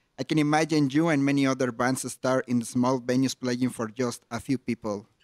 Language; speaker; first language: English; non-native, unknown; Spanish